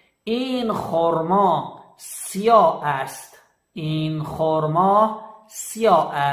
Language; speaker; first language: Persian; non-native, fluent; Urdu